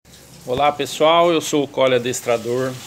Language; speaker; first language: Portuguese; native; Portuguese